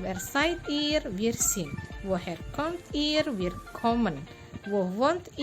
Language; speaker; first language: German; non-native, learner; Indonesian